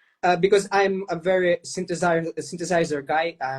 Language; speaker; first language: English; non-native, fluent; Ukrainian